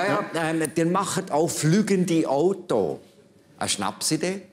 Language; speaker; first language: German; native; German